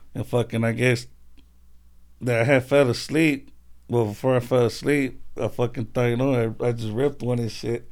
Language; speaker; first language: English; native; English